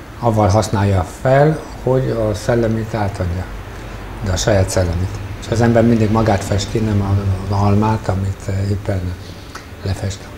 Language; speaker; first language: Hungarian; early bilingual, heritage; Hungarian